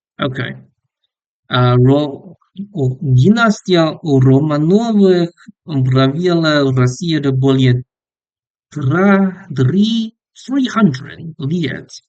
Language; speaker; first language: Russian; non-native, learner; English